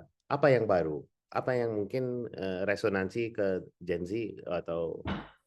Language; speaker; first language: Indonesian; non-native, fluent; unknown